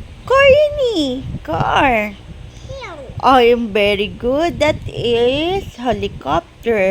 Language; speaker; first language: English; non-native, local second language; Filipino